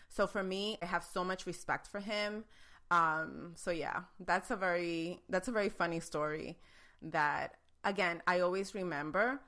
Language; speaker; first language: English; native; English